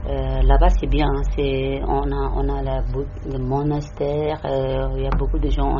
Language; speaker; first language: French; non-native, learner; Tibetan